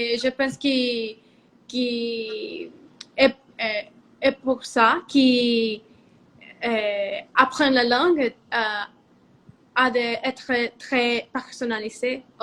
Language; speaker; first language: French; non-native, learner; Spanish